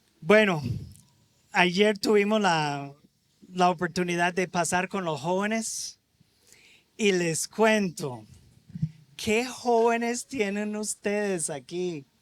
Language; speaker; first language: Spanish; non-native, fluent; English